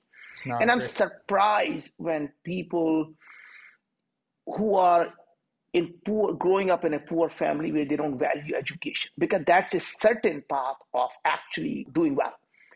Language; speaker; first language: English; non-native, local second language; Hindi